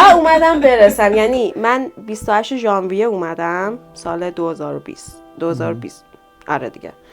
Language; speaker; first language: Persian; native; Persian